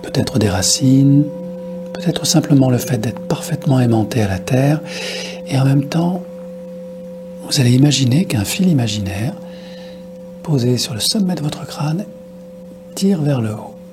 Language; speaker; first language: French; native; French